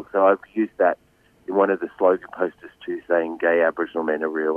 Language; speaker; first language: English; native; English